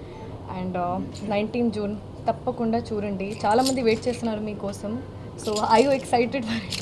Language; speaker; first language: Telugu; non-native, fluent; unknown